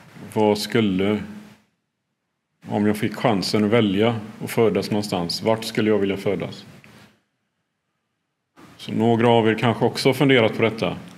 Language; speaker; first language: Swedish; early bilingual, other home language; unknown